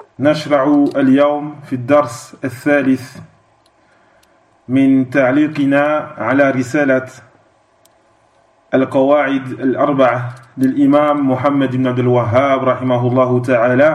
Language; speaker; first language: Arabic; non-native, fluent; French